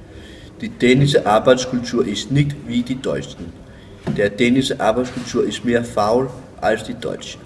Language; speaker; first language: German; non-native, learner; Danish